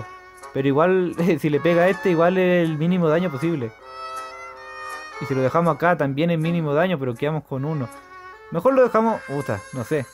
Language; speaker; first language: Spanish; native; Spanish